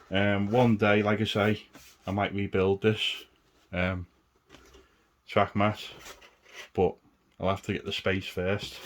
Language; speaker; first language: English; native; English